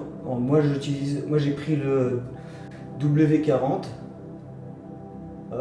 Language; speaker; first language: French; native; French